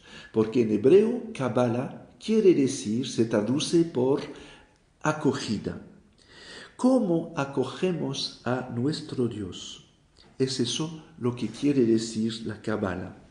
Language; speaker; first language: Spanish; non-native, fluent; French